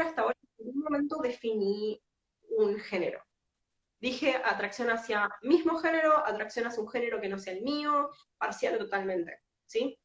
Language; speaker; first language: Spanish; native; Spanish